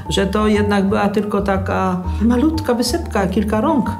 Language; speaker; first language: Polish; native; Polish